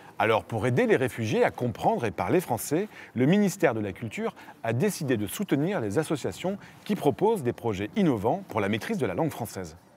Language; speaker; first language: French; native; French